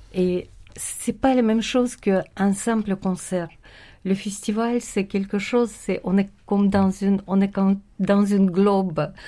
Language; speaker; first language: French; non-native, fluent; Russian